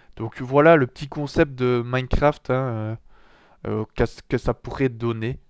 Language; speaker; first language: French; native; French